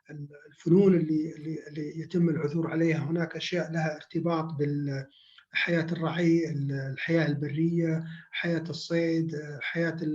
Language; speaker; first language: Arabic; native; Arabic